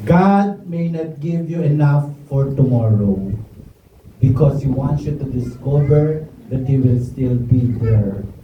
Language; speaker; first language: English; non-native, local second language; Filipino